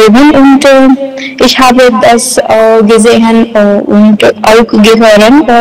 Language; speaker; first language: German; non-native, learner; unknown